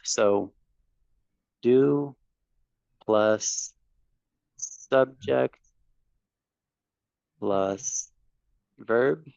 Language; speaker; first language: English; non-native, fluent; Spanish